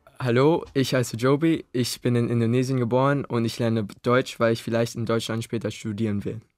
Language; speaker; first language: German; early bilingual, other home language; Indonesian